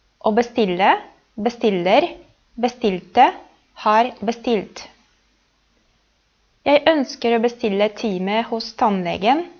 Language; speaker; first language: Norwegian; non-native, fluent; Polish